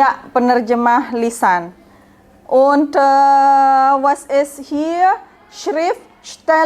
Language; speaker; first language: German; non-native, learner; Indonesian